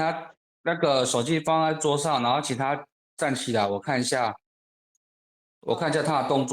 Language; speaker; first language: Chinese; native; Chinese